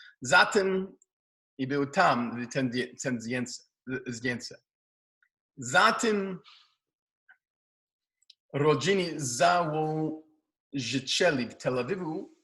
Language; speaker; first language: Polish; non-native, learner; Hebrew